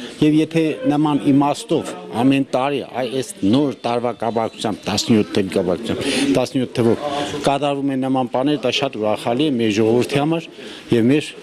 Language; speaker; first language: Armenian; native; Armenian